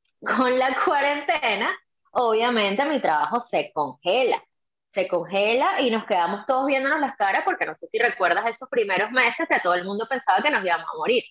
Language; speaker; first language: Spanish; native; Spanish